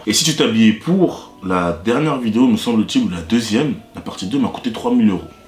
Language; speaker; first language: French; native; French